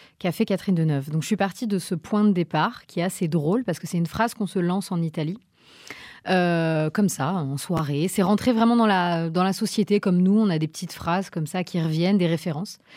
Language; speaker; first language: French; native; French